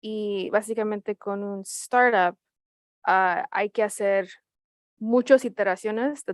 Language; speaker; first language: Spanish; early bilingual, heritage; Spanish